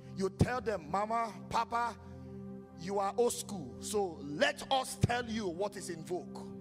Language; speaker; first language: English; non-native, local second language; Yoruba